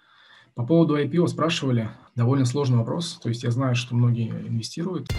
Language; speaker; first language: Russian; native; Russian